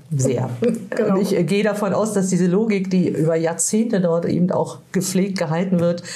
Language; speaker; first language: German; native; German